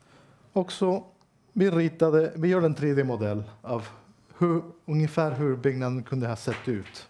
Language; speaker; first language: Swedish; non-native, fluent; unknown